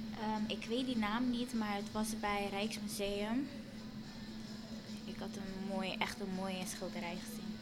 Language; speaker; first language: Dutch; non-native, fluent; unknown